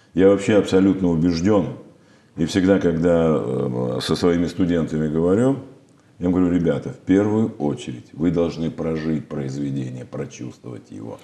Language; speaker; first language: Russian; native; Russian